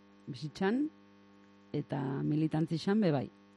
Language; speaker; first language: Basque; native; Basque